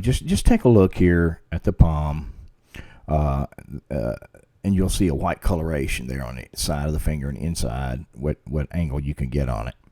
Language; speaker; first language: English; native; English